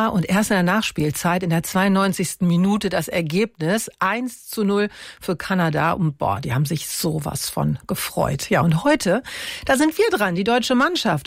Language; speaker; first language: German; native; German